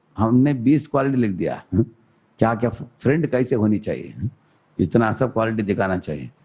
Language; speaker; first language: Hindi; non-native, local second language; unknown